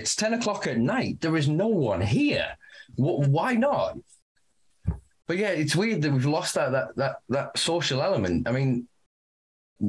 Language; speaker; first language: English; native; English